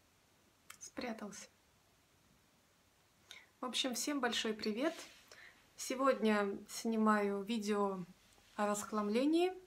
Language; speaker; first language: Russian; native; Russian